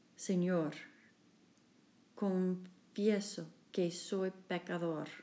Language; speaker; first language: Spanish; non-native, learner; English